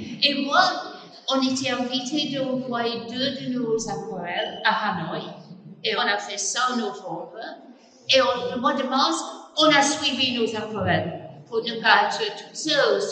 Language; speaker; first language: French; non-native, fluent; English